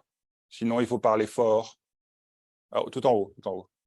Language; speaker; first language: French; native; French